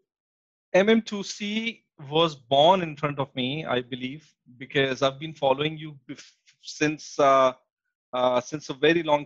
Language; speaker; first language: English; non-native, local second language; Urdu